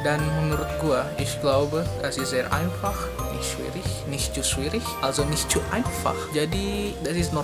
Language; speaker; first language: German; non-native, learner; Indonesian